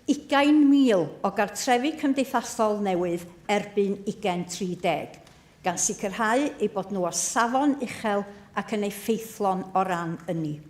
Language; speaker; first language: Welsh; native; Welsh